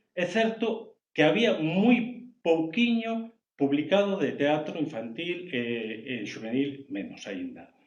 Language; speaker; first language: Galician; native; Galician